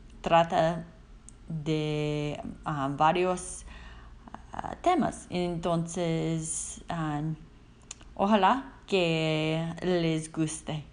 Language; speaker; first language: Spanish; non-native, fluent; English